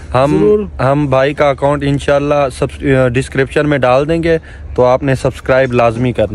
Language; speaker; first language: Hindi; non-native, local second language; Saraiki